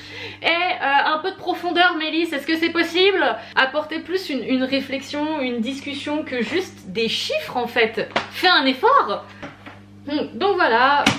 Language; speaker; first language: French; native; French